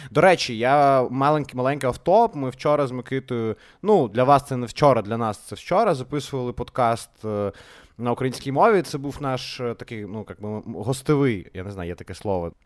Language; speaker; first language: Ukrainian; non-native, local second language; Russian